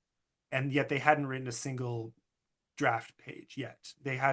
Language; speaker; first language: English; native; English